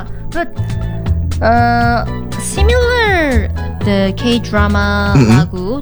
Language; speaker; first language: English; non-native, learner; Korean